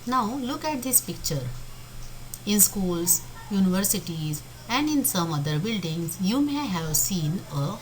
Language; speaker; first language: English; non-native, local second language; Marathi